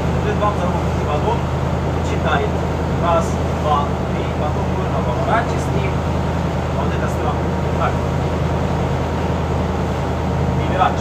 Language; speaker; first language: Russian; non-native, learner; Arabic